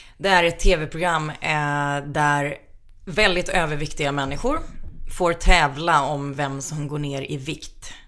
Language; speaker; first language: Swedish; early bilingual, other home language; Finnish